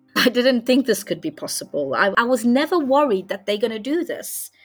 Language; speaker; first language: English; non-native, fluent; Hungarian